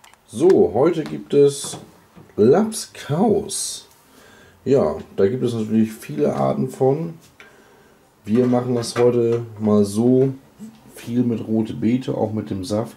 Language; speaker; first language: German; native; German